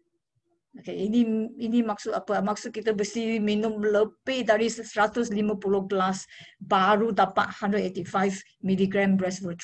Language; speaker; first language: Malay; non-native, local second language; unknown